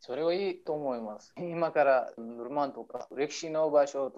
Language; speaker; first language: Japanese; non-native, learner; Arabic